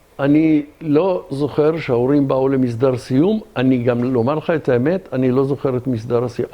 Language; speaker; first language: Hebrew; early bilingual, other home language; Arabic